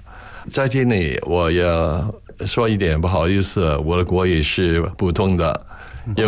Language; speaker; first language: Chinese; non-native, local second language; Cantonese